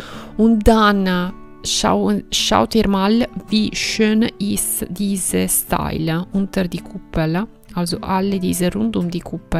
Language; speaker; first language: German; non-native, fluent; Italian